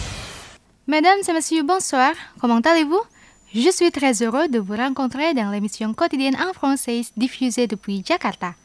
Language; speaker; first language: French; non-native, fluent; Indonesian